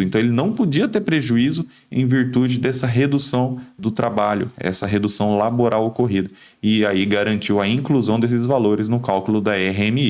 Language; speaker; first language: Portuguese; native; Portuguese